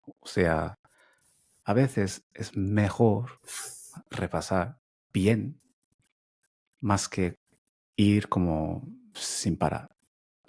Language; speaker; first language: Spanish; non-native, fluent; Japanese